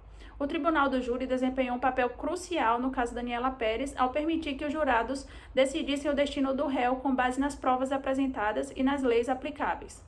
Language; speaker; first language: Portuguese; native; Portuguese